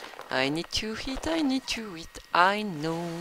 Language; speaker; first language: English; non-native, learner; French